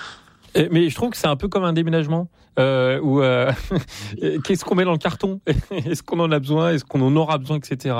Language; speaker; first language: French; native; French